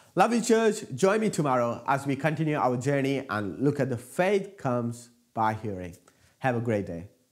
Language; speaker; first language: English; non-native, local second language; Malayalam